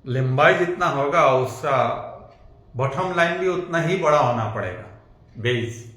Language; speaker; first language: Hindi; non-native, local second language; Bangla